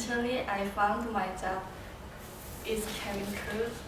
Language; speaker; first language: English; non-native, learner; Korean